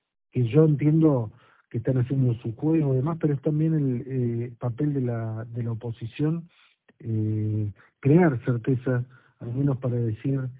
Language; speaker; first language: Spanish; native; Spanish